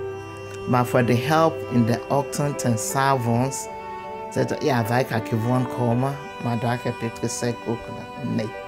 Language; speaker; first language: Dutch; non-native, learner; English